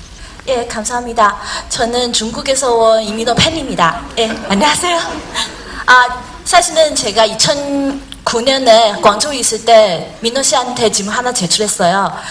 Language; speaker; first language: Korean; non-native, learner; Chinese